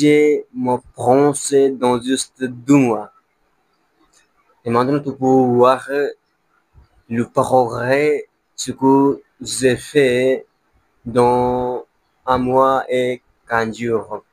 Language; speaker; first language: French; non-native, learner; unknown